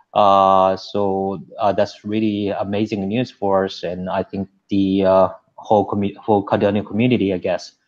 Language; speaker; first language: English; native; English